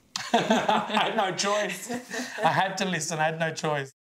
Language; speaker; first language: English; native; English